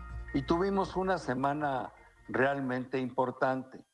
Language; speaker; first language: Spanish; native; Spanish